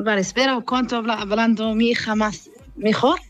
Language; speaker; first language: Spanish; non-native, learner; Arabic